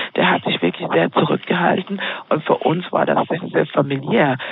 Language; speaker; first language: German; non-native, fluent; Swahili